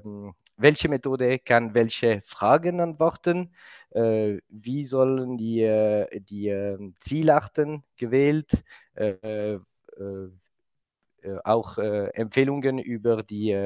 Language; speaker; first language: German; non-native, local second language; French